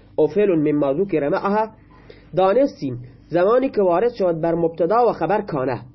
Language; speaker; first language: Persian; non-native, local second language; Baluchi